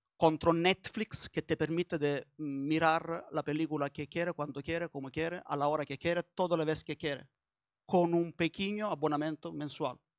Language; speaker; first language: Spanish; non-native, learner; Italian